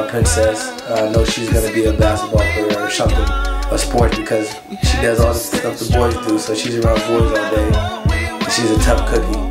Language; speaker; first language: English; native; English